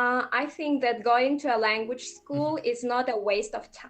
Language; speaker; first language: English; non-native, fluent; Russian